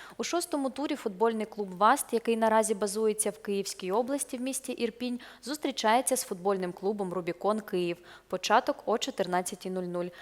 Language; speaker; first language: Ukrainian; native; Ukrainian